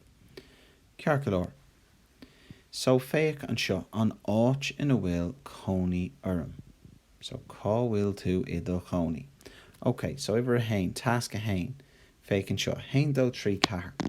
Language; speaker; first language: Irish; non-native, local second language; English